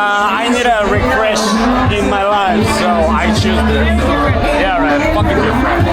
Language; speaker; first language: English; non-native, learner; Korean